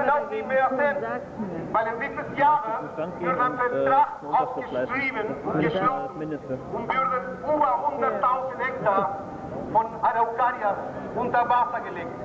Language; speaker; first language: German; non-native, fluent; Spanish